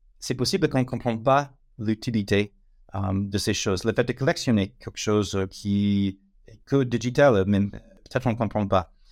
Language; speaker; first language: French; non-native, fluent; English